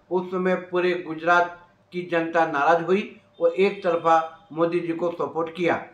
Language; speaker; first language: Hindi; native; Hindi